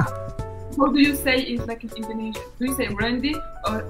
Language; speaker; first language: English; non-native, fluent; French